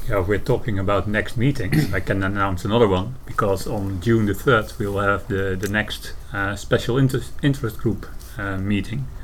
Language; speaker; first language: English; non-native, fluent; Dutch